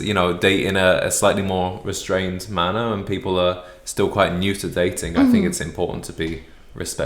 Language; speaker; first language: English; native; English